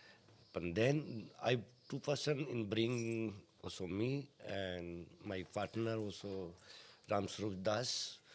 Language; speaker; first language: English; non-native, learner; Hindi